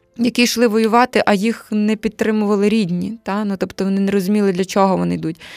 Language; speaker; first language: Ukrainian; native; Ukrainian